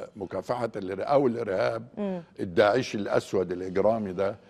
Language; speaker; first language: Arabic; native; Arabic